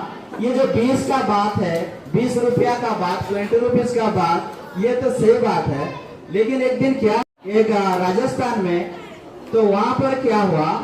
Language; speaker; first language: Hindi; non-native, local second language; Odia